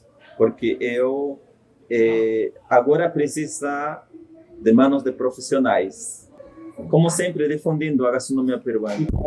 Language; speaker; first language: Portuguese; non-native, fluent; Spanish